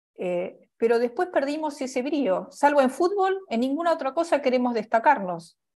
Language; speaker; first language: Spanish; native; Spanish